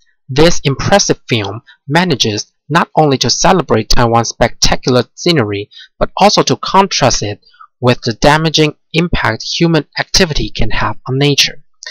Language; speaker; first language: English; non-native, fluent; Chinese